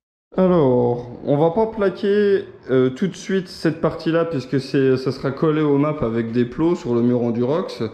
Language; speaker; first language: French; native; French